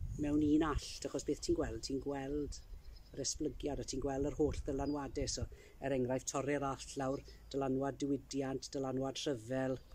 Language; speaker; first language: Welsh; early bilingual, heritage; Welsh